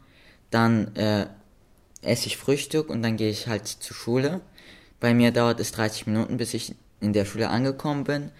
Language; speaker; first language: German; early bilingual, other home language; Russian